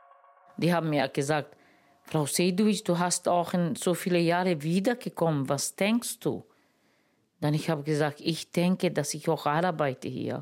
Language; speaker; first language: German; non-native, learner; Romany